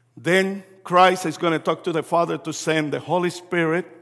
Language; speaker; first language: English; early bilingual, other home language; Spanish